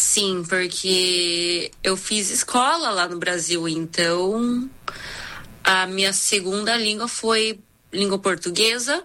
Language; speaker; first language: Portuguese; early bilingual, other home language; Korean